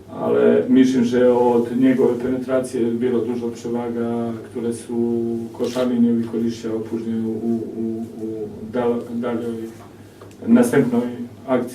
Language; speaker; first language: Polish; non-native, learner; Croatian